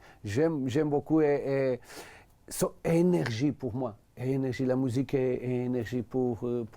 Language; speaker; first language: French; non-native, learner; Portuguese